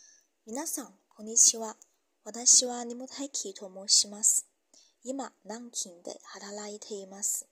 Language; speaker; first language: Japanese; non-native, learner; Chinese